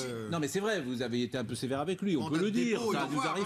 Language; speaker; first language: French; native; French